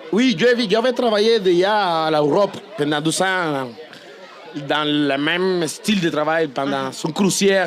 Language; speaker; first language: French; non-native, learner; Spanish